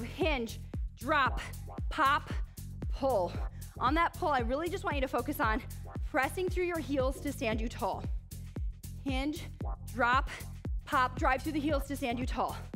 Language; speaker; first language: English; native; English